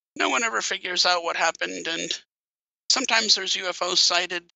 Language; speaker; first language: English; native; English